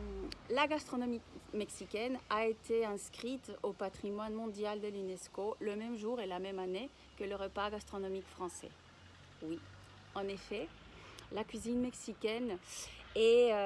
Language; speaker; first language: French; non-native, fluent; Spanish